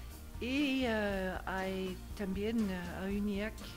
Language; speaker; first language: Spanish; non-native, learner; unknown